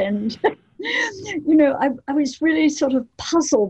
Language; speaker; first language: English; native; English